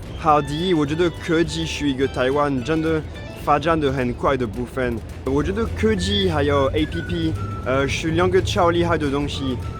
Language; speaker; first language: Chinese; non-native, fluent; French